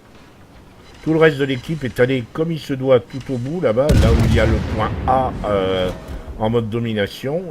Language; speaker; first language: French; native; French